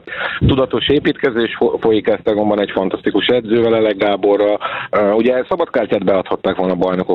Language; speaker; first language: Hungarian; native; Hungarian